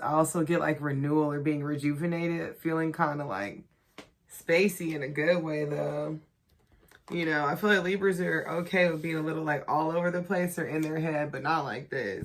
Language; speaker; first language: English; native; English